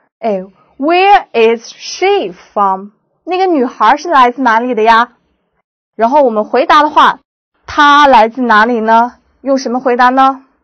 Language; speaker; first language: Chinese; native; Chinese